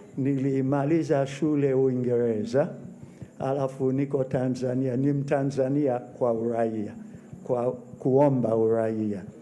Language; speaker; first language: Swahili; non-native, fluent; English